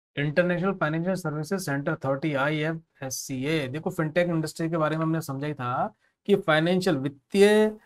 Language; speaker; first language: Hindi; native; Hindi